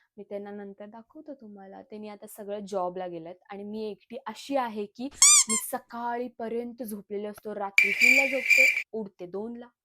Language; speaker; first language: Marathi; non-native, local second language; Kannada